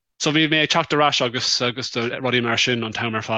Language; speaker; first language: Irish; non-native, local second language; English